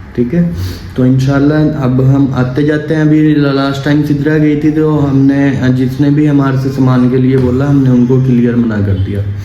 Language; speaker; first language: Hindi; native; Hindi